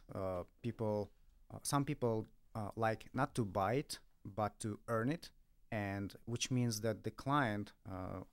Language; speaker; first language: English; non-native, fluent; Russian